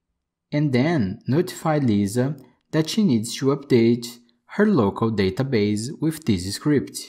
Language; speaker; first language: English; non-native, fluent; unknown